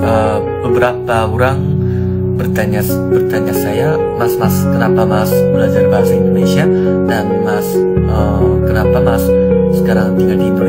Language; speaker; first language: Indonesian; non-native, learner; Korean